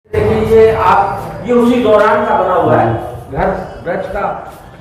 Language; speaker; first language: Hindi; native; Hindi